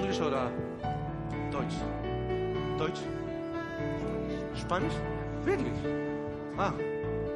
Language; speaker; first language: German; non-native, fluent; Spanish